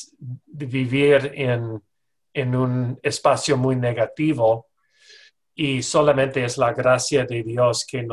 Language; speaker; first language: Spanish; non-native, fluent; English